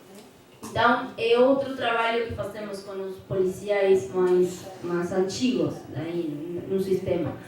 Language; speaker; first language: Portuguese; non-native, fluent; Spanish